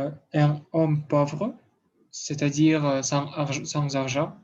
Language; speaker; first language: French; non-native, learner; Russian